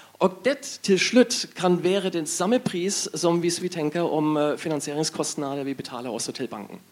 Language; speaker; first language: Norwegian; non-native, learner; German